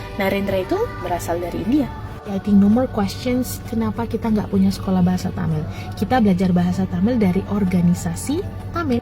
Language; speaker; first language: Indonesian; native; Indonesian